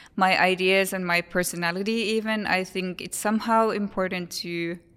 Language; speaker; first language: English; non-native, fluent; Finnish